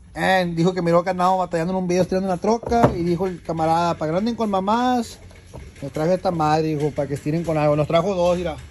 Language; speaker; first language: Spanish; early bilingual, heritage; Spanish